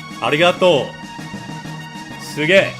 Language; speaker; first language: Japanese; non-native, learner; English